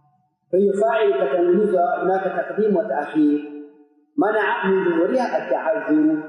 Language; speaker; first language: Arabic; non-native, fluent; Swahili